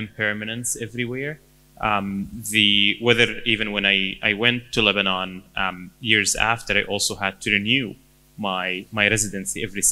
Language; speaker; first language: English; non-native, fluent; Arabic